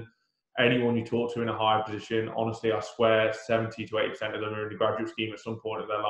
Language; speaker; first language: English; native; English